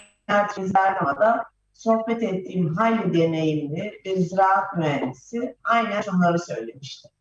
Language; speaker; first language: Turkish; native; Turkish